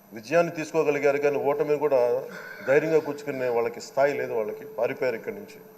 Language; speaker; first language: Telugu; native; Telugu